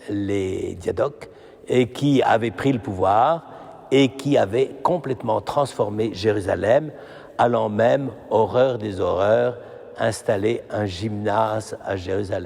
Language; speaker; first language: French; native; French